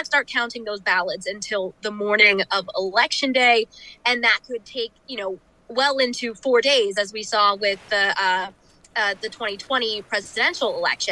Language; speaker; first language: English; native; English